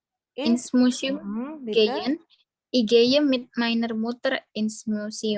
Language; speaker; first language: German; non-native, learner; Indonesian